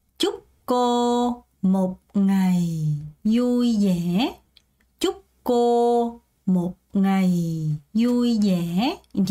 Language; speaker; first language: Vietnamese; non-native, fluent; Korean